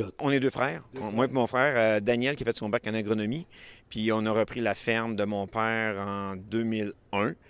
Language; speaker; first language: French; native; French